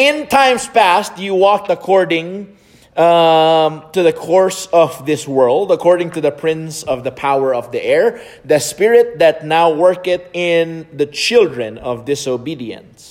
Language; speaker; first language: English; non-native, local second language; Filipino